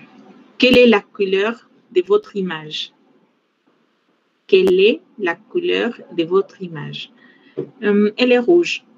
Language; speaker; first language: French; non-native, fluent; Spanish